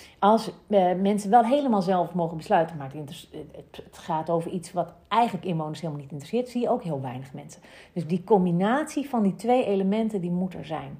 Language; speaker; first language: Dutch; native; Dutch